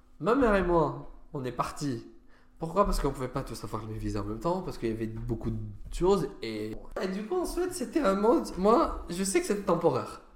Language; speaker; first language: French; non-native, fluent; Arabic